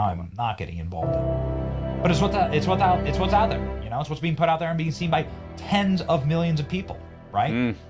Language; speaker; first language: English; native; English